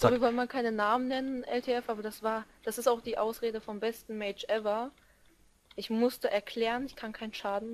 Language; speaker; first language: German; native; German